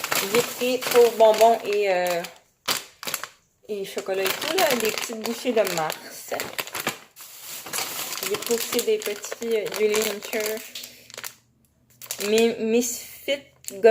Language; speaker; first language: French; native; French